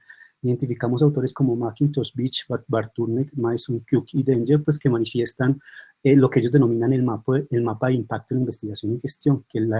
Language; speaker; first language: Spanish; native; Spanish